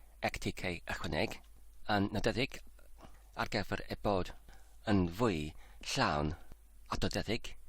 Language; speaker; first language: Welsh; non-native, learner; English